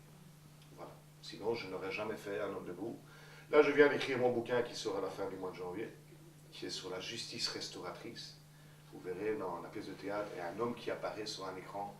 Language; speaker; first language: French; native; French